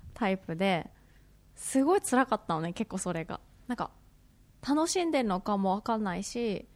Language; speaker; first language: Japanese; native; Japanese